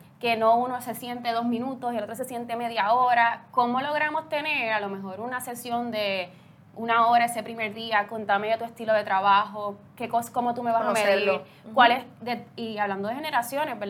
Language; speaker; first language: Spanish; native; Spanish